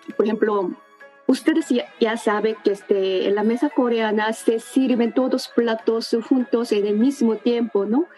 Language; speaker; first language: Spanish; non-native, learner; Korean